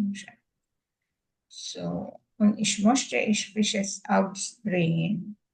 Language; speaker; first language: German; non-native, learner; Filipino